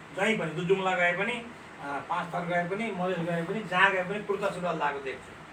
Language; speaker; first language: Nepali; native; Nepali